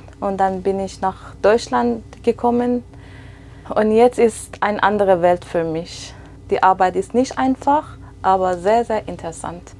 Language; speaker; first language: German; non-native, fluent; Persian